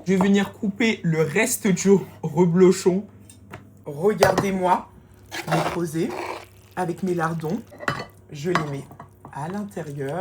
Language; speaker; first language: French; native; French